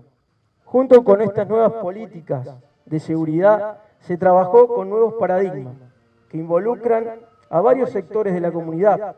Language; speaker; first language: Spanish; native; Spanish